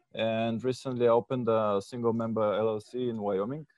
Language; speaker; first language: English; non-native, fluent; Bulgarian